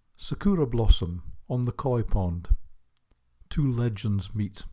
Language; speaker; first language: English; native; English